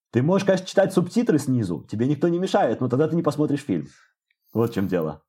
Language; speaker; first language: Russian; native; Russian